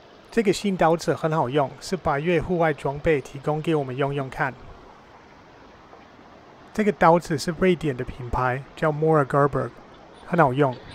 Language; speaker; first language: Chinese; non-native, fluent; English